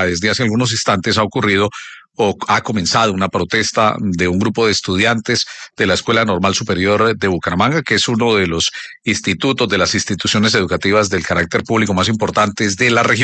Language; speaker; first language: Spanish; native; Spanish